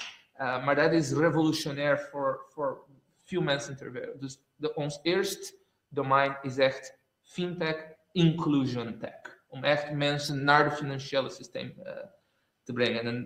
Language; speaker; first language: Dutch; non-native, fluent; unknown